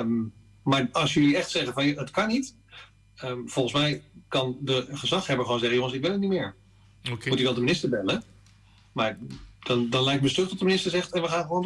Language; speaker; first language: Dutch; native; Dutch